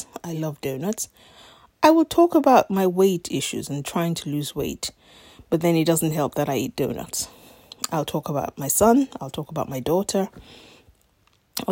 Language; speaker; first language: English; non-native, local second language; Yoruba